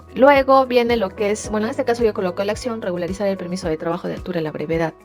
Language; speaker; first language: Spanish; native; Spanish